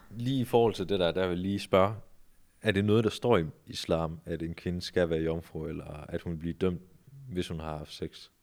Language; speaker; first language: Danish; early bilingual, other home language; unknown